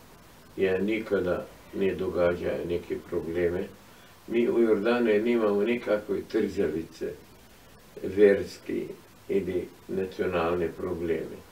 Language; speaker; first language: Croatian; non-native, fluent; Arabic